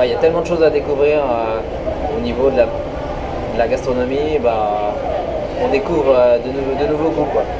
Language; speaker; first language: French; native; French